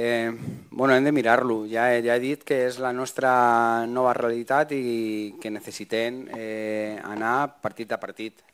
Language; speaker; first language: Catalan; non-native, learner; Spanish